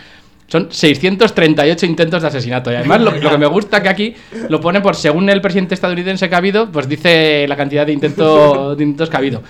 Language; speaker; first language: Spanish; native; Spanish